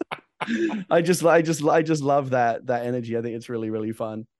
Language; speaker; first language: English; native; English